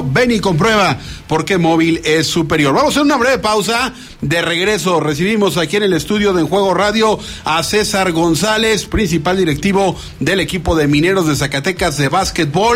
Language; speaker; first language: Spanish; native; Spanish